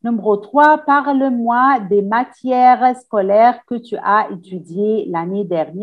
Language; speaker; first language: French; non-native, fluent; Arabic